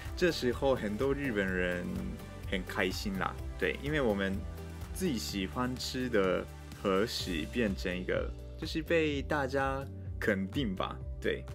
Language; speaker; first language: Chinese; non-native, fluent; Japanese